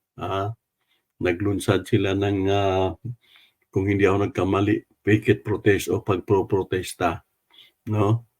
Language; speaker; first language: Filipino; non-native, local second language; Cebuano